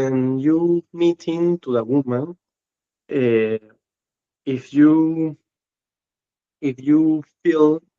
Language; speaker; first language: English; non-native, learner; Spanish